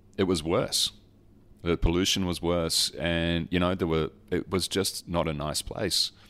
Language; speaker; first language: English; early bilingual, other home language; Dutch